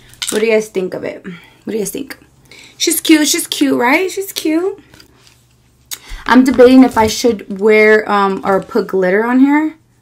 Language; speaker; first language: English; early bilingual, other home language; Spanish